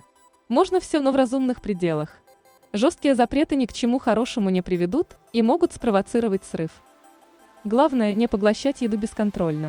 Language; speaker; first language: Russian; native; Russian